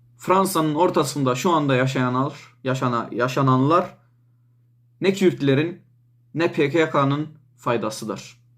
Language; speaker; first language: Turkish; non-native, local second language; Kurdish